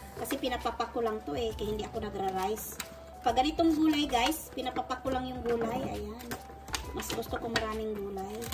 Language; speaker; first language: Filipino; non-native, local second language; Cebuano